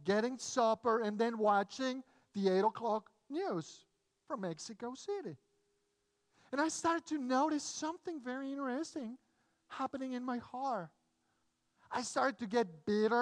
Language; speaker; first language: English; non-native, fluent; Spanish